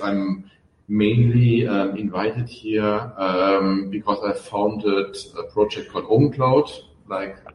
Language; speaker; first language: English; non-native, fluent; German